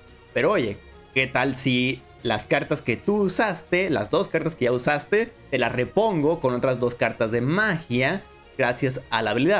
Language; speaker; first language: Spanish; native; Spanish